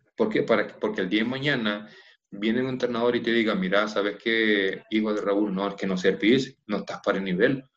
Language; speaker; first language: Spanish; native; Spanish